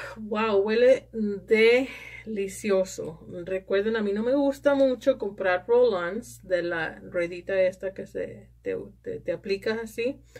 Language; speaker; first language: Spanish; early bilingual, heritage; Spanish